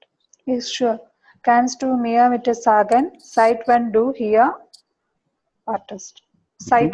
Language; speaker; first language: German; non-native, learner; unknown